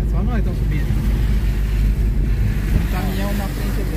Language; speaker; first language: Portuguese; native; Portuguese